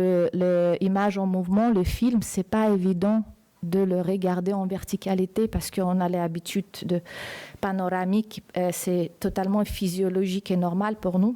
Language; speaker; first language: French; non-native, fluent; Uzbek